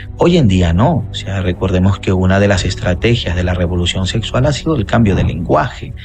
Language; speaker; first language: Spanish; native; Spanish